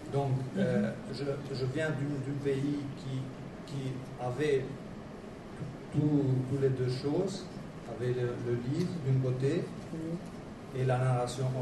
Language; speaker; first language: French; non-native, fluent; Albanian